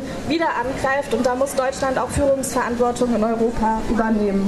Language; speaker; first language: German; native; German